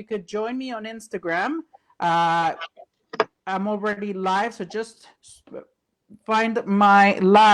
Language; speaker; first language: English; non-native, fluent; Spanish